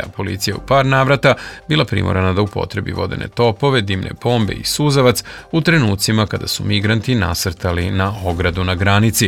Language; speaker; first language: Serbian; native; Serbian